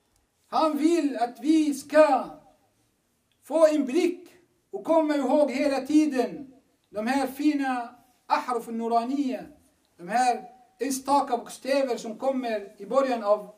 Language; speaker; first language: Swedish; non-native, fluent; Arabic